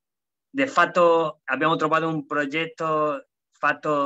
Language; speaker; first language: Italian; non-native, fluent; Spanish